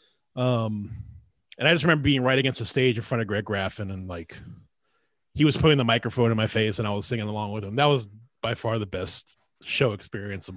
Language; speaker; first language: English; native; English